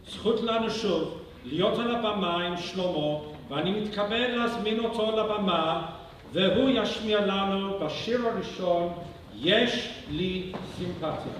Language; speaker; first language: Hebrew; native; Hebrew